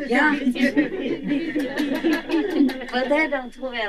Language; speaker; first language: French; non-native, learner; Vietnamese